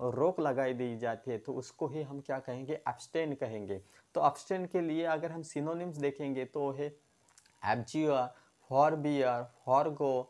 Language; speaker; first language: Hindi; non-native, local second language; Marathi